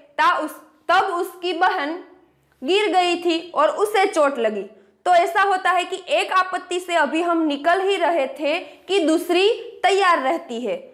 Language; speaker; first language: Hindi; non-native, local second language; Gujarati